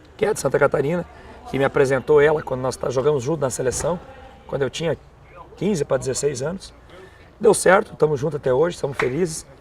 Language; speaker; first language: Portuguese; native; Portuguese